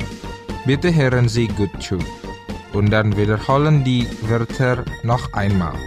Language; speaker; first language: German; non-native, fluent; Indonesian